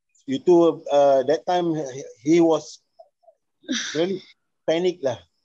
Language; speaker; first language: English; non-native, local second language; Malay